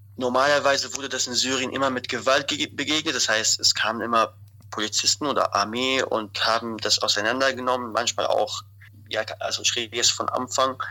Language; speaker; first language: German; non-native, fluent; Arabic